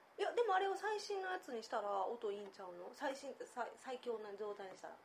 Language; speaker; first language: Japanese; native; Japanese